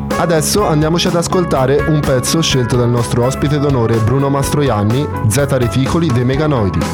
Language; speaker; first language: Italian; native; Italian